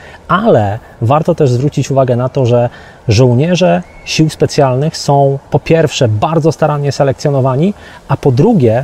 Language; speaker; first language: Polish; native; Polish